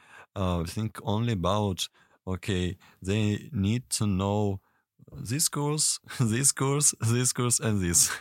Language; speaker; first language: English; non-native, learner; Russian